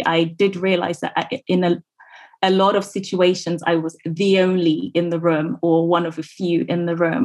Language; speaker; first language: English; non-native, local second language; Akan